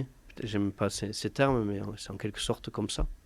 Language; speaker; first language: French; native; French